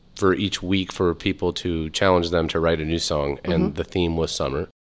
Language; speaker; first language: English; native; English